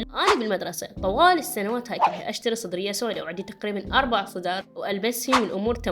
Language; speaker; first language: Arabic; native; Arabic